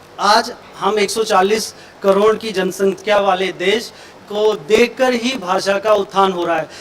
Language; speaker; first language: Hindi; native; Hindi